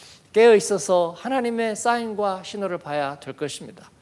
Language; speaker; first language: Korean; native; Korean